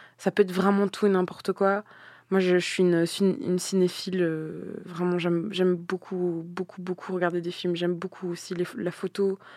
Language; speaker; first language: French; native; French